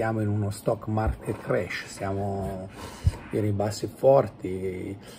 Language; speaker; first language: Italian; native; Italian